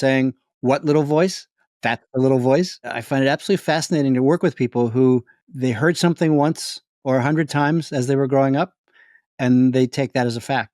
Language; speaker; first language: English; native; English